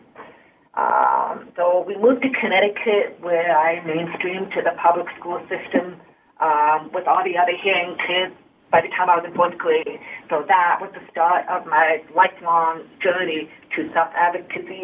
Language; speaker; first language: English; early bilingual, other home language; Hungarian